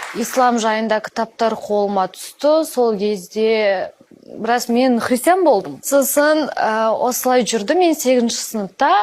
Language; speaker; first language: Kazakh; non-native, local second language; Russian